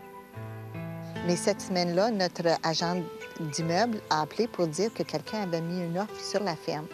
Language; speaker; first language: French; native; French